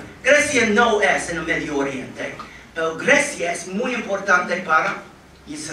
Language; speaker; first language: Spanish; non-native, fluent; English